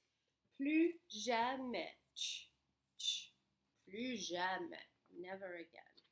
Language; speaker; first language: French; non-native, fluent; English